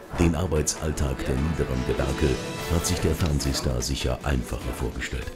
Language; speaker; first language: German; native; German